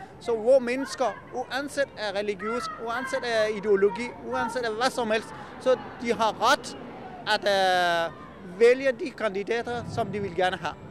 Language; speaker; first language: Danish; non-native, fluent; Persian